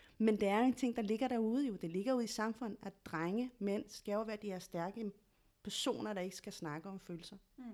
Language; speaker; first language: Danish; early bilingual, other home language; Spanish